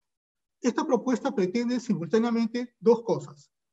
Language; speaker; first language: Spanish; native; Spanish